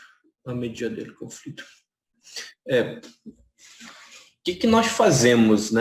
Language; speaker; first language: Portuguese; non-native, local second language; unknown